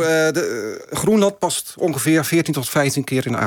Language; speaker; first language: Dutch; native; Dutch